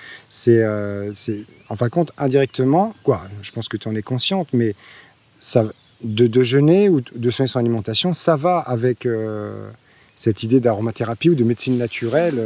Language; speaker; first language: French; native; French